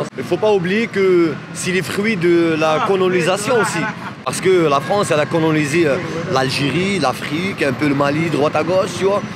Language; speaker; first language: French; native; French